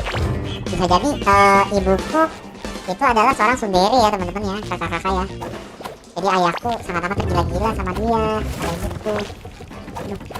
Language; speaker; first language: Indonesian; native; Indonesian